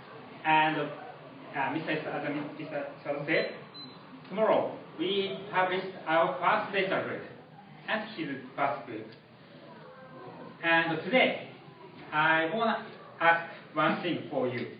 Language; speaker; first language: English; non-native, learner; Japanese